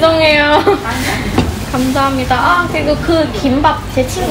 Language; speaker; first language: Korean; non-native, learner; Indonesian